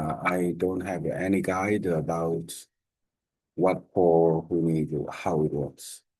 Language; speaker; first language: English; non-native, learner; Korean